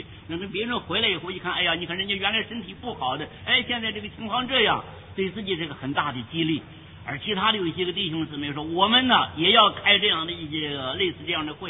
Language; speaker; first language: Chinese; native; Chinese